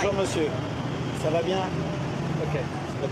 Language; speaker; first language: French; native; French